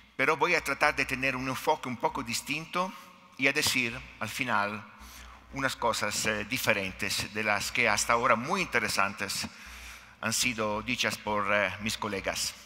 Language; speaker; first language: Spanish; non-native, fluent; Italian